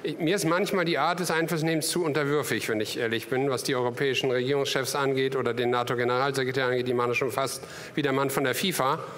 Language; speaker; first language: German; native; German